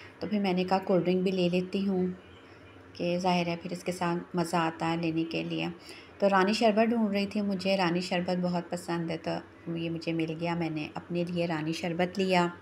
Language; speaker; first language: Urdu; non-native, local second language; Pahari-Potwari